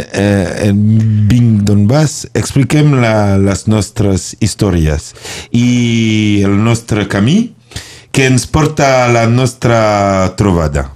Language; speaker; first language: Catalan; non-native, learner; French